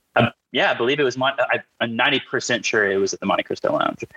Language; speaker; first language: English; native; English